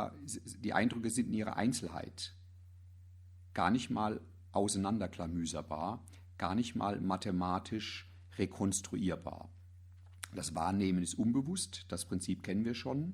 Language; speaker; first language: German; native; German